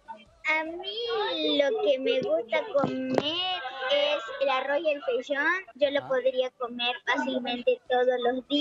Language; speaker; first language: Spanish; early bilingual, heritage; Spanish